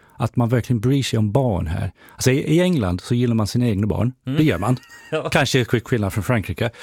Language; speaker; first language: Swedish; non-native, fluent; English